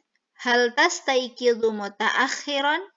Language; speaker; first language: Arabic; non-native, fluent; Indonesian